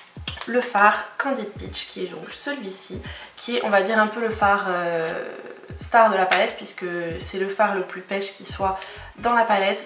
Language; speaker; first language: French; native; French